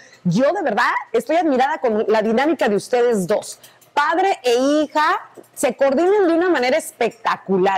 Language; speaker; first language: Spanish; native; Spanish